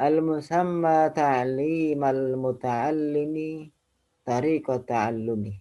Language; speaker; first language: Arabic; non-native, fluent; Indonesian